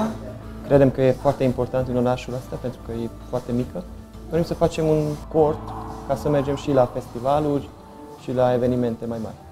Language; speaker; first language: Romanian; non-native, local second language; Hungarian